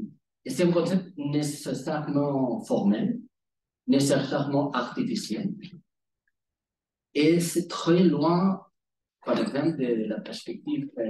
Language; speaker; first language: French; non-native, learner; Spanish